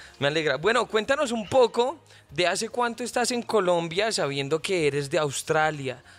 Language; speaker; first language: Spanish; native; Spanish